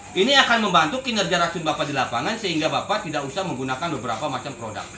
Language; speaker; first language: Indonesian; non-native, local second language; Javanese